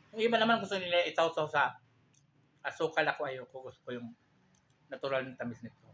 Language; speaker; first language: Filipino; non-native, local second language; Cebuano